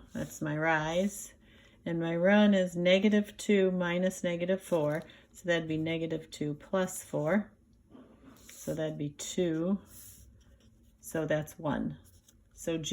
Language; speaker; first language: English; native; English